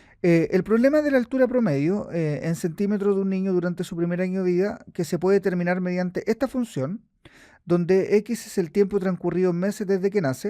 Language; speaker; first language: Spanish; native; Spanish